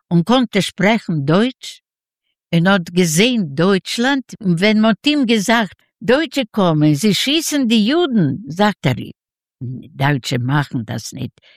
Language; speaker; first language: German; non-native, learner; Yiddish